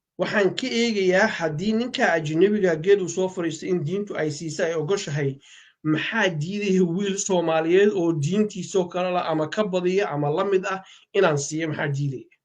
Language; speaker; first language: Somali; native; Somali